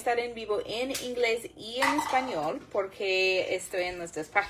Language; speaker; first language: Spanish; non-native, learner; English